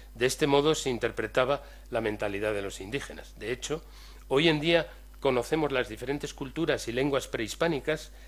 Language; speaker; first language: Spanish; native; Spanish